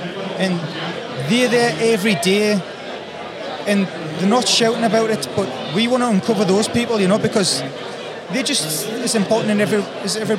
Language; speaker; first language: English; native; English